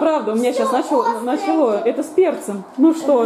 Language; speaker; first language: Russian; native; Russian